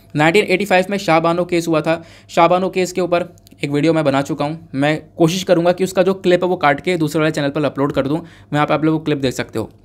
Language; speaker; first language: Hindi; native; Hindi